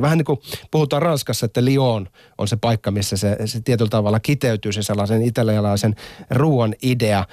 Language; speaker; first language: Finnish; native; Finnish